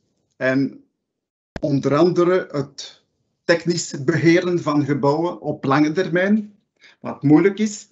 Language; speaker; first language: Dutch; non-native, local second language; French